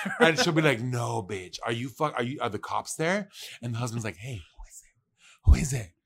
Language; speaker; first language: English; early bilingual, other home language; Spanish